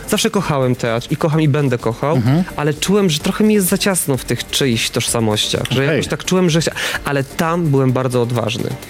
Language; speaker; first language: Polish; native; Polish